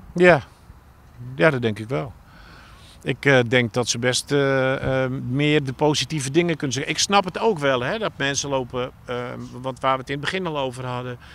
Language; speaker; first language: Dutch; native; Dutch